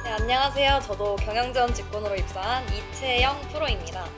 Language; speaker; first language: Korean; native; Korean